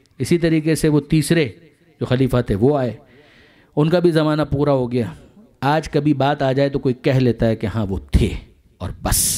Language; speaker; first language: Urdu; non-native, local second language; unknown